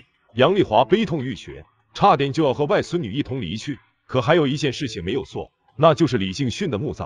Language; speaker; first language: Chinese; native; Chinese